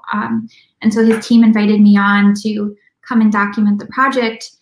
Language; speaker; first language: English; native; English